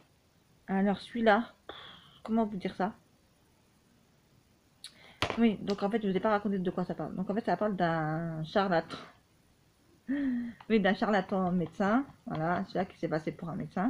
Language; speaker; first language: French; native; French